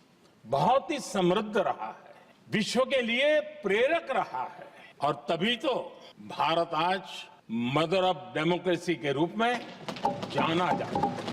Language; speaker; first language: Hindi; non-native, local second language; Gujarati